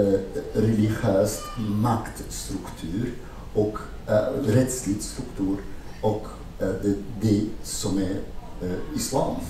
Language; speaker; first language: Swedish; non-native, fluent; Arabic